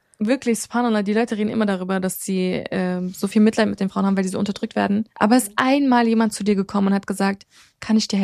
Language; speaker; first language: German; early bilingual, other home language; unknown